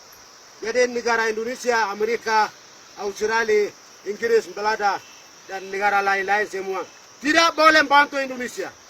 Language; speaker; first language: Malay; non-native, local second language; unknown